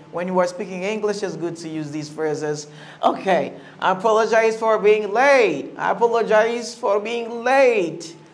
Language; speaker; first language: English; non-native, fluent; Haitian Creole